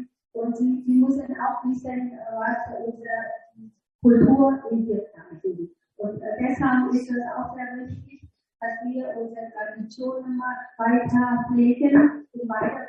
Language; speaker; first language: German; non-native, learner; Vietnamese